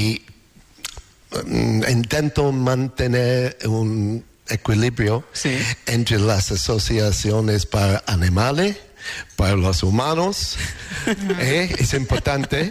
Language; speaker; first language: Spanish; non-native, learner; English